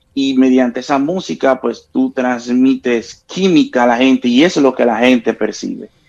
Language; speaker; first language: Spanish; native; Spanish